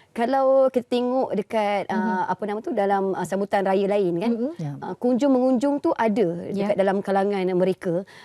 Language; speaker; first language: Malay; native; Malay